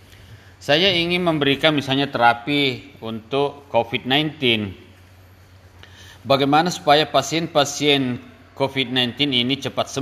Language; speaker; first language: Indonesian; native; Indonesian